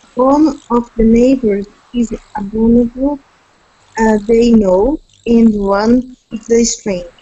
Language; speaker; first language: English; non-native, learner; Portuguese